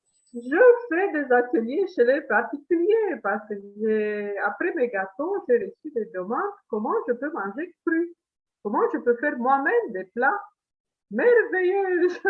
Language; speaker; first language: French; non-native, fluent; Italian